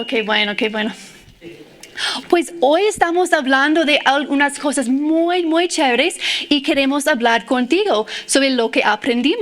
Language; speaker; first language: Spanish; non-native, fluent; English